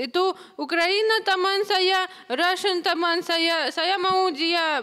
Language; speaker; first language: Indonesian; early bilingual, other home language; Russian